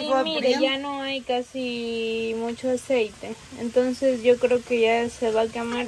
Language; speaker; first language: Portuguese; non-native, learner; Spanish